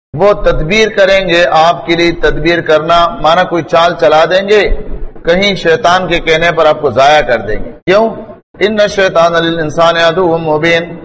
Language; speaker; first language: Urdu; non-native, local second language; Pashto